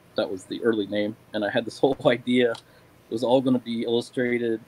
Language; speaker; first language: English; native; English